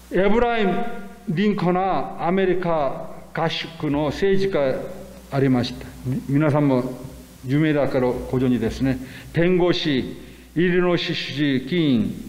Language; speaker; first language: Japanese; non-native, fluent; Korean